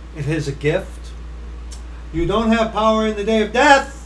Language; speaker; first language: English; native; English